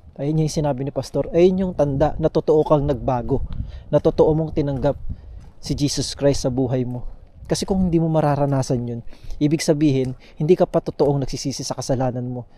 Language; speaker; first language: Filipino; native; Filipino